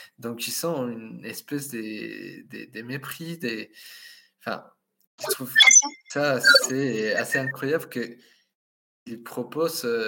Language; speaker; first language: French; non-native, fluent; Spanish